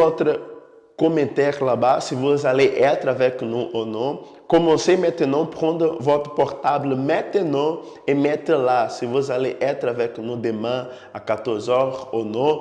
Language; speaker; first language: French; non-native, fluent; Portuguese